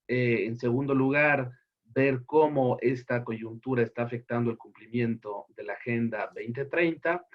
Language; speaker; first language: Spanish; native; Spanish